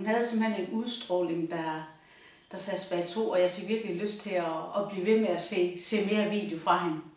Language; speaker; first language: Danish; native; Danish